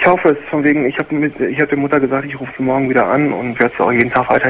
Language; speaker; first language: German; native; German